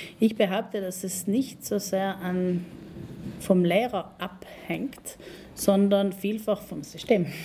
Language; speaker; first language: German; native; German